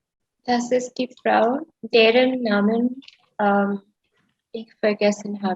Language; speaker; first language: German; non-native, learner; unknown